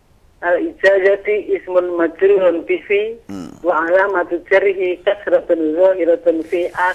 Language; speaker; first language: Arabic; non-native, learner; Indonesian